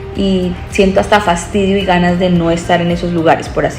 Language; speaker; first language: Spanish; native; Spanish